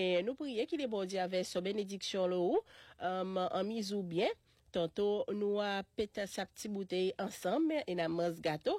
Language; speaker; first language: French; non-native, local second language; Seselwa Creole French